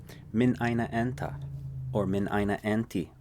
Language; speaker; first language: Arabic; non-native, fluent; English